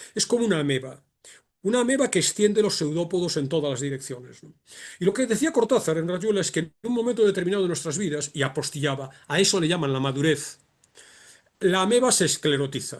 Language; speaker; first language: Spanish; native; Spanish